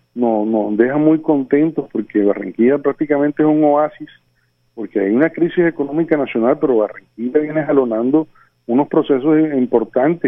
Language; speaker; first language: Spanish; native; Spanish